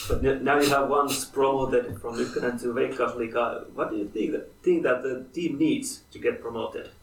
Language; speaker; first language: English; non-native, fluent; Finnish